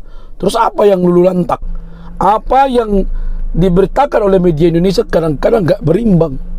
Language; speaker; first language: Indonesian; native; Indonesian